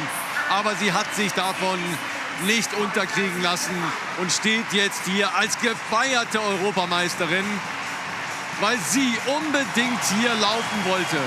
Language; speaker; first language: German; native; German